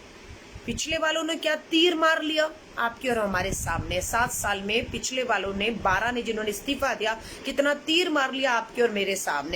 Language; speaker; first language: Hindi; native; Hindi